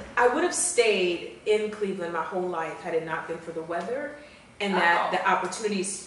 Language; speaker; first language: English; native; English